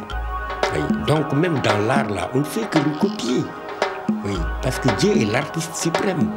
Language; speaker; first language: French; non-native, local second language; Wolof